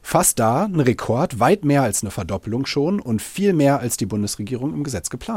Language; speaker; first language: German; native; German